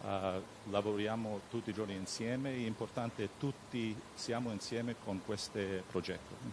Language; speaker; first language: Italian; non-native, learner; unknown